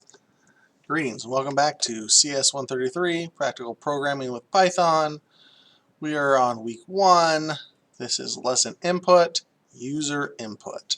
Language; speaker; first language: English; native; English